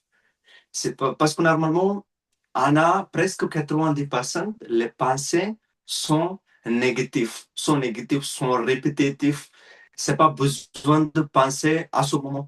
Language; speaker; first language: French; non-native, learner; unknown